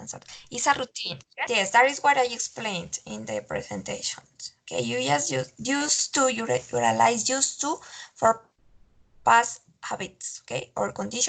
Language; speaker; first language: English; non-native, fluent; Spanish